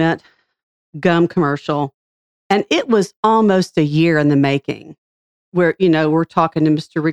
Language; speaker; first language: English; native; English